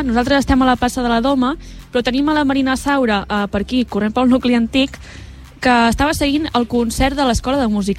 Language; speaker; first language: Catalan; native; Catalan